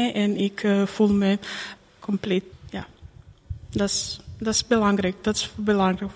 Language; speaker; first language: Dutch; non-native, learner; Croatian